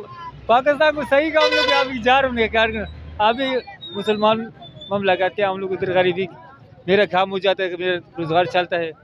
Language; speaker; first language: Hindi; non-native, learner; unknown